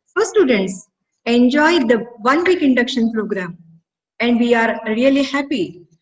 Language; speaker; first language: English; non-native, local second language; Marathi